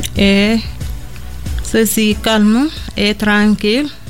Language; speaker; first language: French; non-native, learner; Portuguese